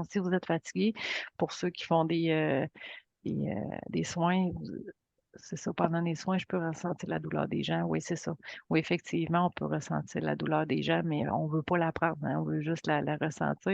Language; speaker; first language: French; native; French